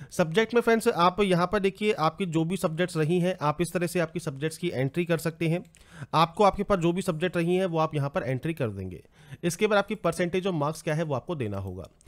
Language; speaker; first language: Hindi; native; Hindi